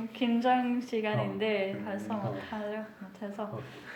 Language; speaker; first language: Korean; non-native, fluent; Hungarian